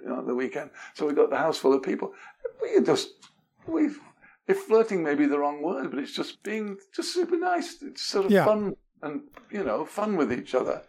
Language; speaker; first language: English; native; English